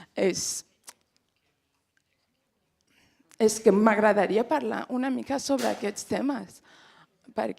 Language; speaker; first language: Catalan; non-native, fluent; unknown